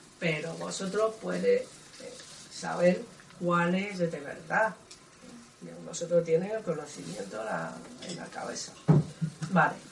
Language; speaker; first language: Spanish; non-native, learner; Chinese